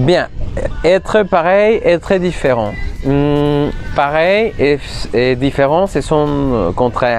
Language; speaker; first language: French; non-native, fluent; Spanish